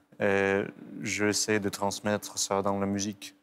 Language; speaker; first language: French; non-native, fluent; Ukrainian